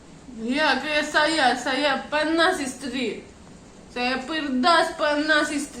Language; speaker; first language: Indonesian; non-native, learner; Russian